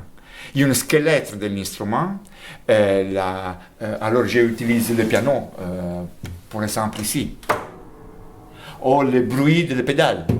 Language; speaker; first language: French; non-native, fluent; Italian